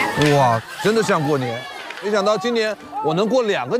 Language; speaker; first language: Chinese; native; Chinese